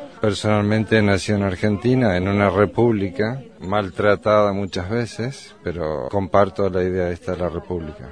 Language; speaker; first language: Spanish; native; Spanish